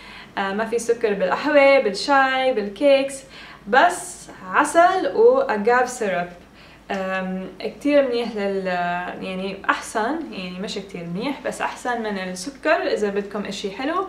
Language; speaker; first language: Arabic; early bilingual, heritage; English